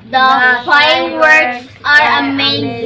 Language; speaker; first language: English; non-native, local second language; Cebuano